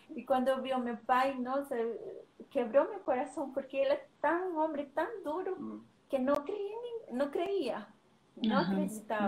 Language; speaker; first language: Portuguese; non-native, learner; Spanish